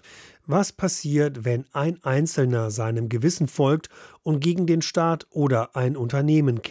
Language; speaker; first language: German; native; German